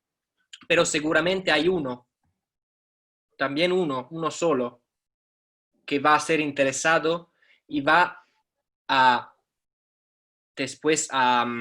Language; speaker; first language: Spanish; non-native, fluent; Italian